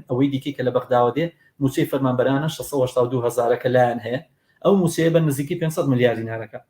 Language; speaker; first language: Central Kurdish; native; Central Kurdish